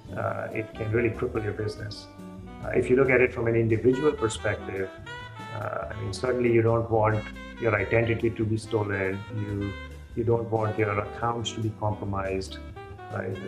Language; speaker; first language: English; non-native, local second language; Hindi